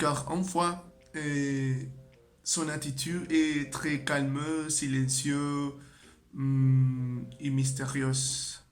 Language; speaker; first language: French; non-native, learner; Spanish